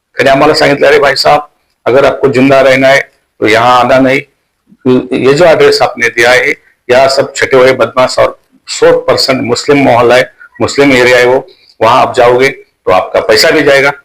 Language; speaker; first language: Hindi; non-native, local second language; Marathi